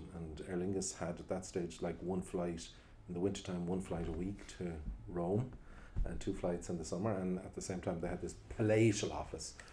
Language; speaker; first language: English; native; English